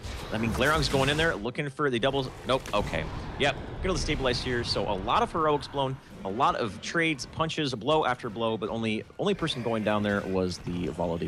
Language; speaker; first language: English; native; English